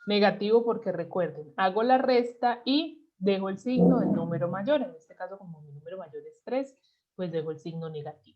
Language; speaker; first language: Spanish; native; Spanish